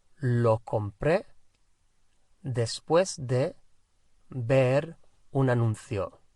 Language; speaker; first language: Spanish; non-native, fluent; English